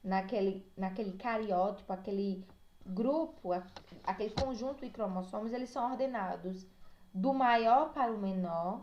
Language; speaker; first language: Portuguese; native; Portuguese